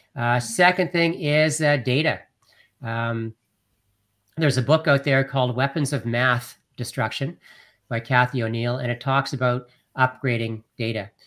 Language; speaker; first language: English; native; English